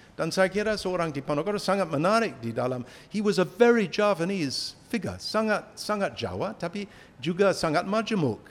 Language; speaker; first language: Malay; non-native, fluent; English